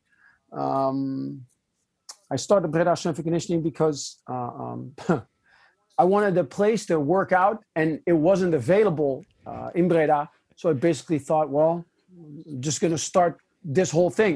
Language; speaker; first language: English; non-native, fluent; Dutch